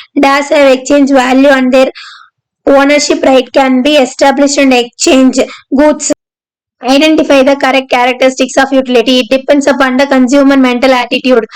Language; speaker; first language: English; non-native, local second language; Tamil